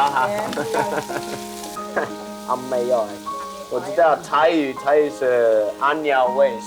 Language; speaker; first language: Chinese; non-native, learner; English